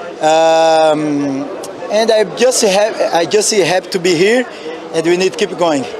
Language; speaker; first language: English; non-native, learner; Portuguese